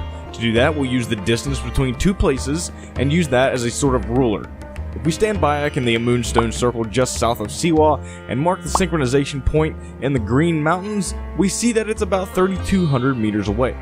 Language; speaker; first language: English; native; English